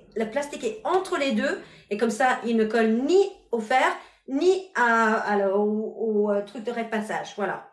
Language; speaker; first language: French; non-native, fluent; English